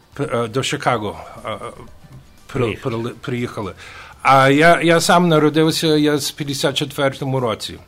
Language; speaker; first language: Ukrainian; early bilingual, heritage; Ukrainian